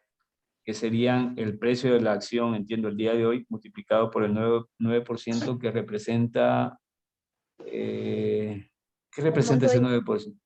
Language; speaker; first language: Spanish; native; Spanish